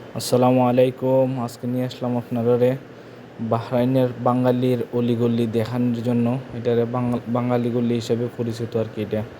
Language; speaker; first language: Bangla; non-native, local second language; Sylheti